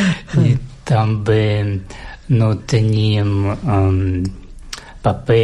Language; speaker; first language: Catalan; non-native, learner; Russian